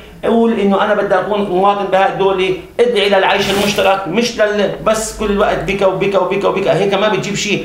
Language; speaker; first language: Arabic; native; Arabic